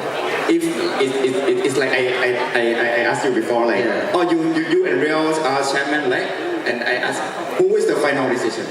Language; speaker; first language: English; non-native, fluent; Thai